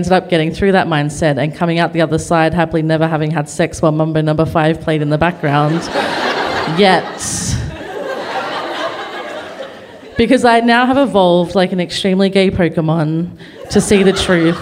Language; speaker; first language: English; native; English